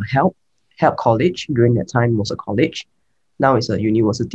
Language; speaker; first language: English; non-native, local second language; Cantonese